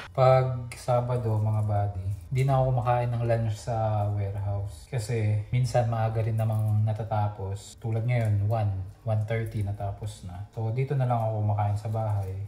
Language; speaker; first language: Filipino; native; Filipino